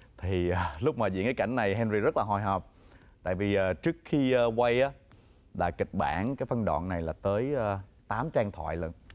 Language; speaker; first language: Vietnamese; early bilingual, heritage; Vietnamese